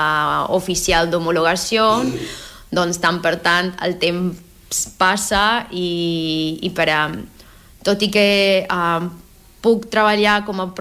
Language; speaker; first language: Catalan; non-native, fluent; Spanish